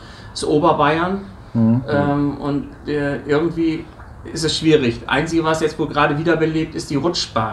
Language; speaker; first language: German; native; German